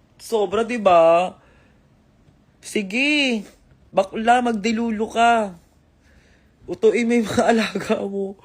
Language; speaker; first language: Filipino; native; Filipino